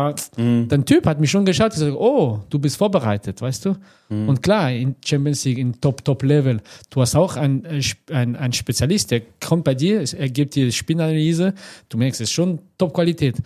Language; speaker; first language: German; non-native, fluent; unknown